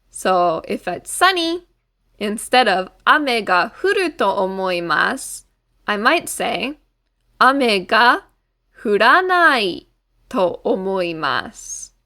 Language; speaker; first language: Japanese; non-native, fluent; English